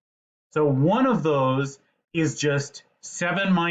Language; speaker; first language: English; native; English